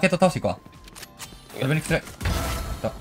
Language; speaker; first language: Japanese; native; Japanese